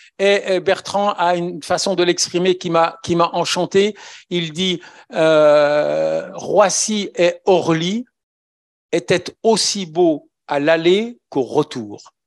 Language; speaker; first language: French; native; French